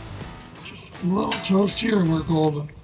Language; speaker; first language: English; native; English